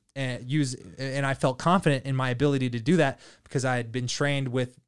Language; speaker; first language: English; native; English